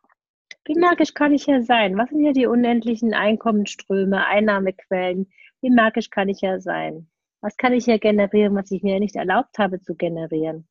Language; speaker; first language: German; native; German